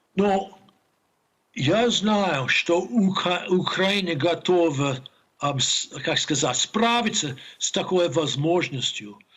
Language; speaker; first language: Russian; non-native, fluent; English